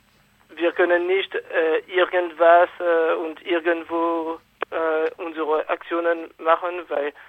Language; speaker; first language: German; non-native, fluent; French